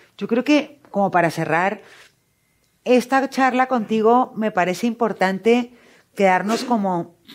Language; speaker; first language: Spanish; native; Spanish